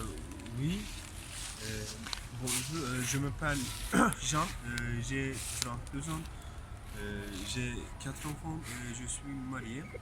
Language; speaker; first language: French; non-native, learner; Turkish